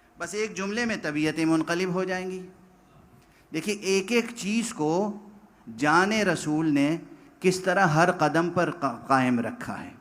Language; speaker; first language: Urdu; native; Urdu